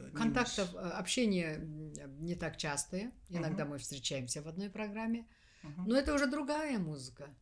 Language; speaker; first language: Russian; non-native, local second language; Kazakh